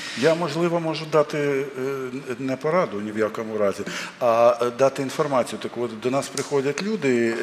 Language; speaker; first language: Ukrainian; non-native, local second language; Russian